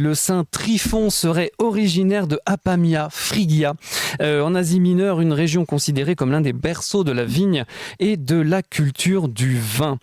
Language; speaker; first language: French; native; French